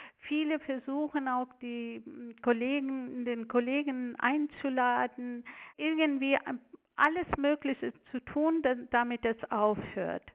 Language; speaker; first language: German; non-native, fluent; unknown